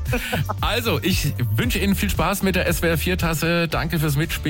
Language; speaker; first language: German; native; German